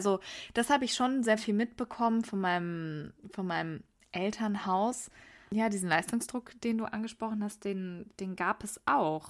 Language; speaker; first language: German; early bilingual, other home language; Persian